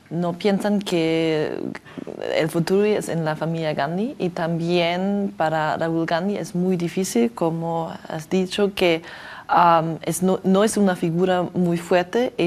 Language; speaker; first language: Spanish; non-native, learner; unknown